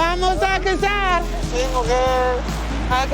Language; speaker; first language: Spanish; non-native, learner; English